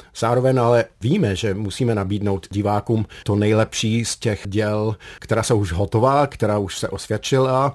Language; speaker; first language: Czech; non-native, fluent; English